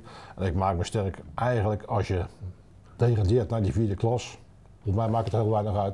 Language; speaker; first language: Dutch; native; Dutch